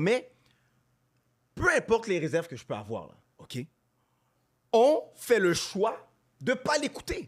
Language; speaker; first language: French; native; French